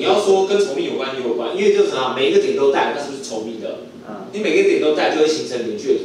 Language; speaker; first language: Chinese; native; Chinese